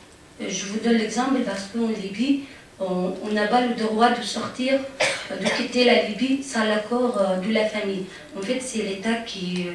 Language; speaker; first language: French; non-native, fluent; Arabic